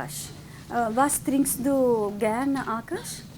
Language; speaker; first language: German; non-native, fluent; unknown